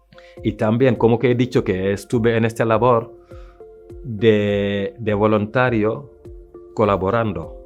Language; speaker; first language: Spanish; non-native, local second language; French